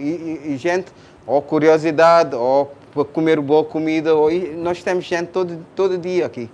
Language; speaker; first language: Portuguese; non-native, fluent; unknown